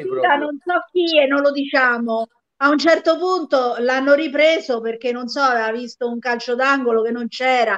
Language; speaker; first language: Italian; native; Italian